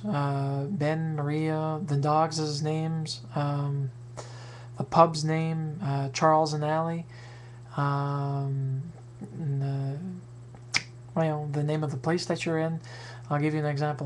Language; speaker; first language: English; native; English